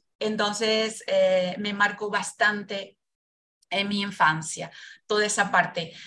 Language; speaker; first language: Spanish; non-native, fluent; Portuguese